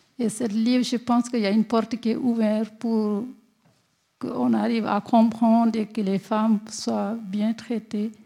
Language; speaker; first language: French; non-native, local second language; Fula